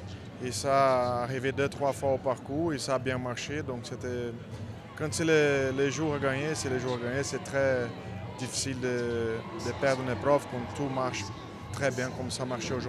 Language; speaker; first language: French; non-native, fluent; Portuguese